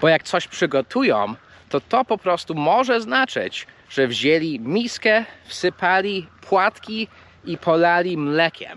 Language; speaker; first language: Polish; early bilingual, heritage; Polish